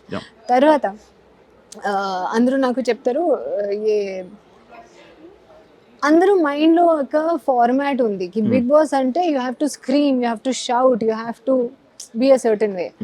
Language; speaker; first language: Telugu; non-native, learner; Hindi